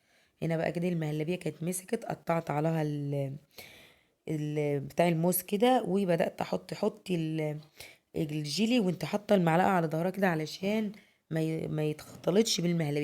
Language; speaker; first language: Arabic; native; Arabic